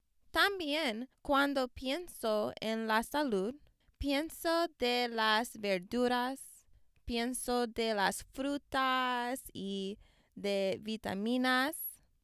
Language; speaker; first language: Spanish; non-native, learner; English